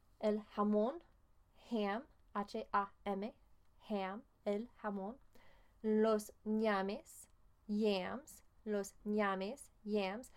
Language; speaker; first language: Spanish; non-native, fluent; English